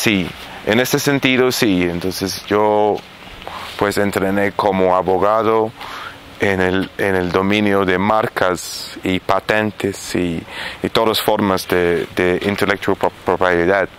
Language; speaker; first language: Spanish; non-native, fluent; Arabic